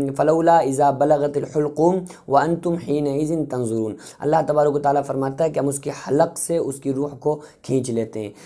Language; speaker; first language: Urdu; native; Urdu